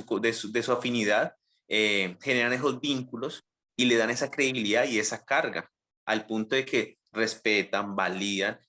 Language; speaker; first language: Spanish; native; Spanish